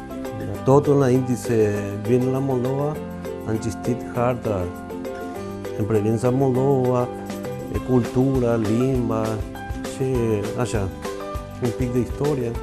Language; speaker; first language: Romanian; non-native, learner; Spanish